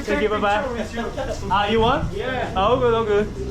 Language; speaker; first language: English; non-native, learner; Korean